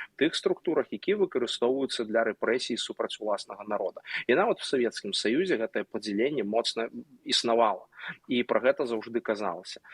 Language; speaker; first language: Belarusian; non-native, local second language; Russian